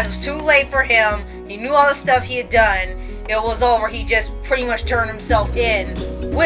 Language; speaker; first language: English; native; English